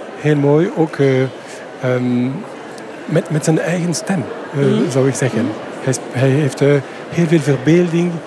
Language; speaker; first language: Dutch; non-native, fluent; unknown